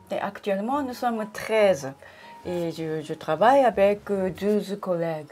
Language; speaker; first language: French; non-native, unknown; Japanese